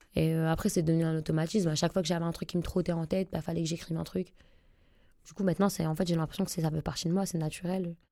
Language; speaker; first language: French; native; French